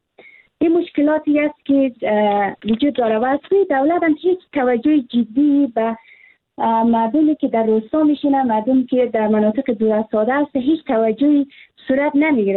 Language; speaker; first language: Persian; native; Persian